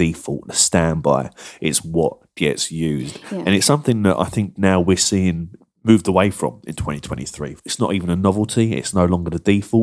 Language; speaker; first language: English; native; English